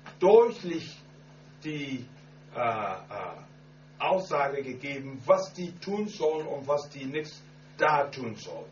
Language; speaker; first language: German; non-native, learner; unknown